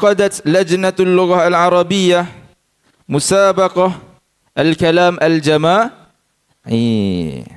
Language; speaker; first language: Arabic; non-native, fluent; Malay